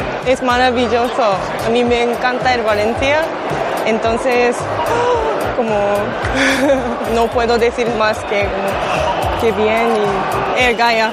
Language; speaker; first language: Spanish; non-native, learner; Japanese